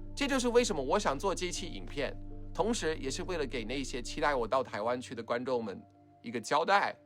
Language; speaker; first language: Chinese; non-native, fluent; English